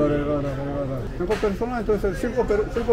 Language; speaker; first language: Spanish; non-native, learner; Korean